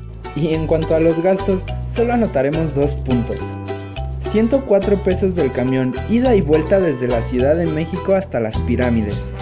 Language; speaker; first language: Spanish; native; Spanish